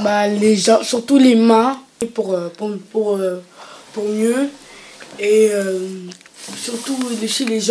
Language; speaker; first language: French; native; French